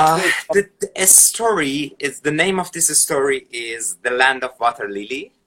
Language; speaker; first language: English; non-native, fluent; Persian